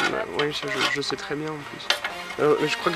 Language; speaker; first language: French; native; French